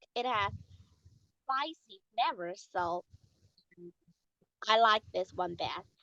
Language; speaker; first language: English; non-native, learner; Chinese